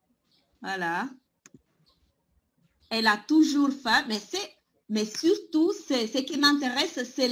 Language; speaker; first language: French; non-native, fluent; Italian